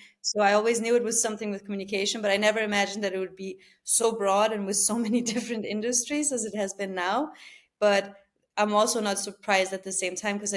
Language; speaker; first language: English; non-native, fluent; Albanian